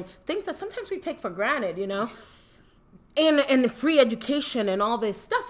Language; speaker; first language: English; early bilingual, other home language; Spanish